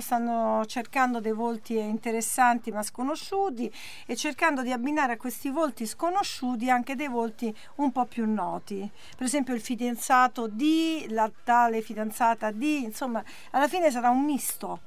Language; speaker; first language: Italian; native; Italian